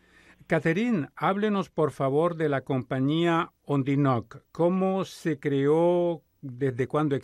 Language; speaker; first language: Spanish; native; Spanish